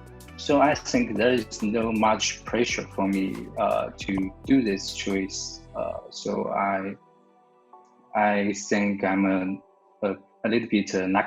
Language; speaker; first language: English; non-native, learner; Chinese